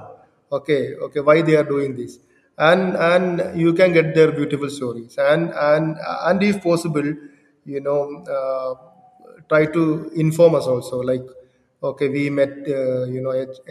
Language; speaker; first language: English; non-native, local second language; Malayalam